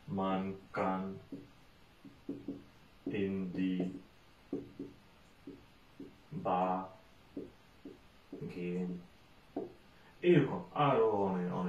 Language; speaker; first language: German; non-native, fluent; Bangla